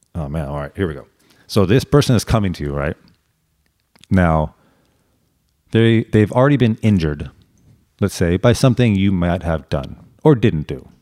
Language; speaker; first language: English; native; English